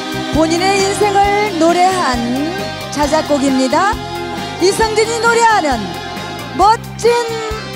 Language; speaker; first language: Korean; native; Korean